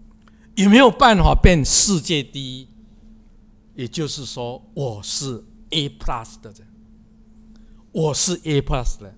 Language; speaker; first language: Chinese; non-native, local second language; Min Nan Chinese